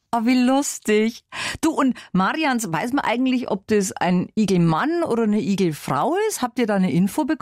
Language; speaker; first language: German; native; German